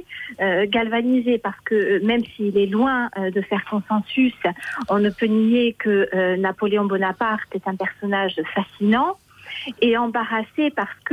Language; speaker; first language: French; native; French